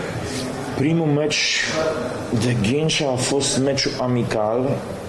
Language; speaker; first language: Romanian; non-native, fluent; Polish